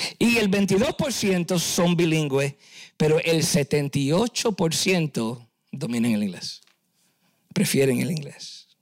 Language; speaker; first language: Spanish; early bilingual, heritage; Spanish